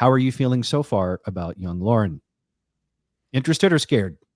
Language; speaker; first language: English; native; English